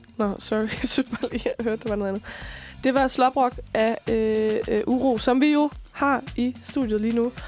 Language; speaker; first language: Danish; native; Danish